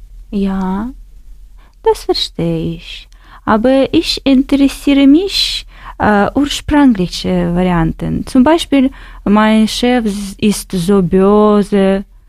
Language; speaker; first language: German; non-native, learner; Russian